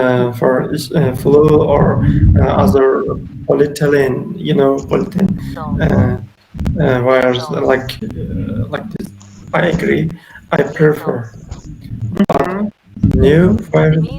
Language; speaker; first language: English; non-native, learner; Uzbek